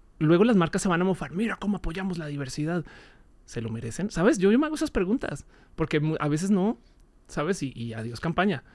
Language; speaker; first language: Spanish; native; Spanish